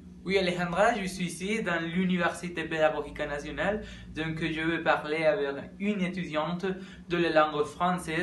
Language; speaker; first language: French; non-native, learner; Spanish